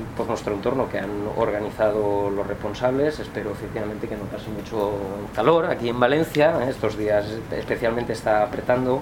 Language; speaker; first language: Spanish; native; Spanish